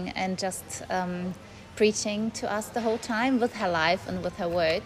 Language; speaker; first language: English; non-native, fluent; German